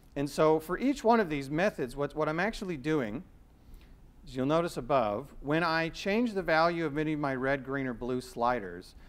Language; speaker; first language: English; native; English